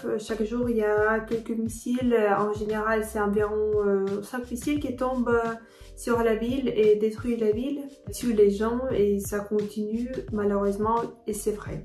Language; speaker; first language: French; non-native, fluent; Ukrainian